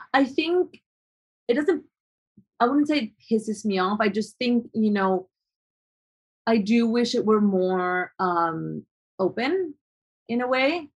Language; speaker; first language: English; non-native, fluent; Spanish